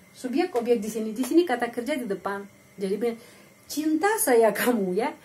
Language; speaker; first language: Indonesian; non-native, fluent; Russian